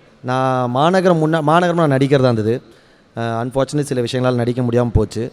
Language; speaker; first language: Tamil; native; Tamil